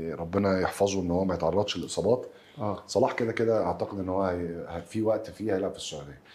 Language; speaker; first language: Arabic; native; Arabic